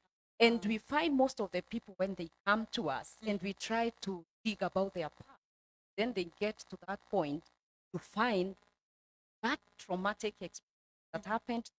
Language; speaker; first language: English; non-native, local second language; Swahili